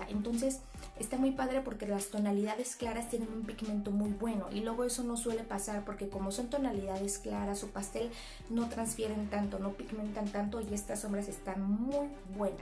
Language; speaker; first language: Spanish; native; Spanish